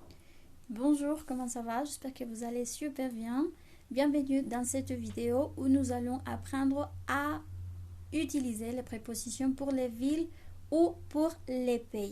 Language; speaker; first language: French; non-native, fluent; Spanish